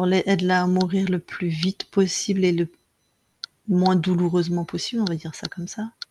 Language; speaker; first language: French; native; French